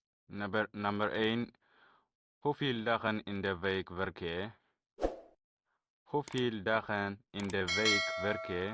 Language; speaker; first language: Dutch; non-native, learner; Tigrinya